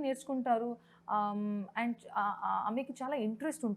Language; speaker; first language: Telugu; non-native, local second language; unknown